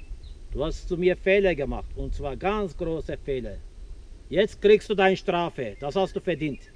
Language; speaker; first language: German; non-native, fluent; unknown